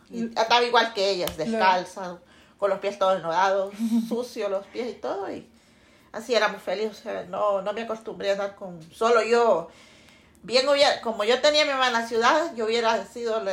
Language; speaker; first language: Spanish; native; Spanish